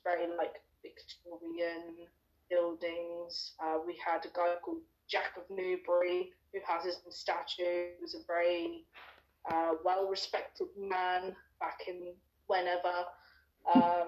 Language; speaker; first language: English; native; English